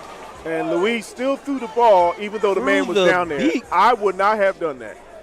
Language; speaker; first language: English; native; English